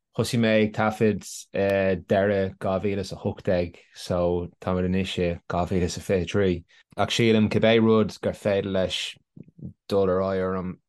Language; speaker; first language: Irish; non-native, local second language; English